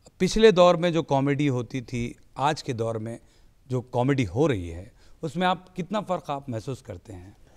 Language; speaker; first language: Hindi; native; Hindi